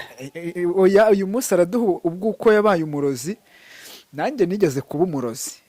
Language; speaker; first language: Kinyarwanda; native; Kinyarwanda